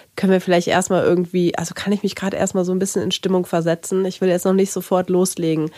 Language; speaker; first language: German; native; German